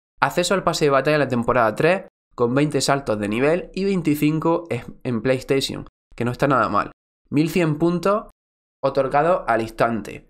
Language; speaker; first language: Spanish; native; Spanish